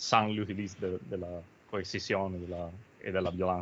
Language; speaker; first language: French; non-native, learner; Italian